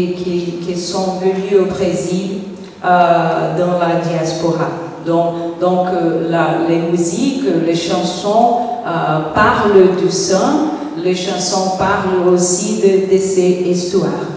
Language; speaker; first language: French; non-native, fluent; Portuguese